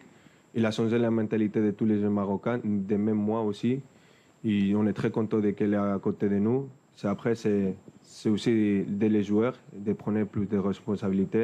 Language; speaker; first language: French; non-native, fluent; Spanish